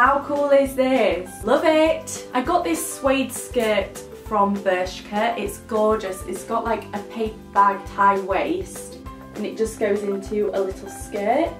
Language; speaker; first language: English; native; English